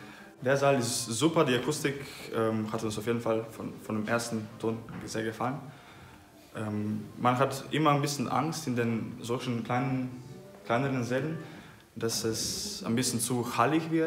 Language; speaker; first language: German; non-native, fluent; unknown